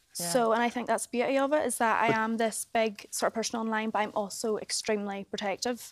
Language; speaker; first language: English; native; English